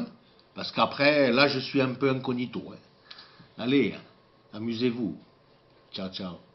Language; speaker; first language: French; native; French